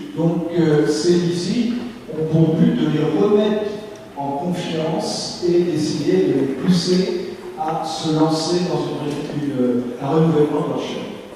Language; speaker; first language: French; native; French